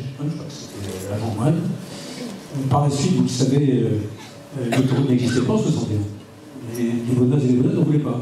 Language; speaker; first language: French; native; French